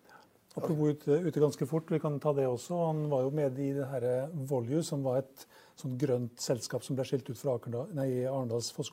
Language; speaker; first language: Norwegian; native; Norwegian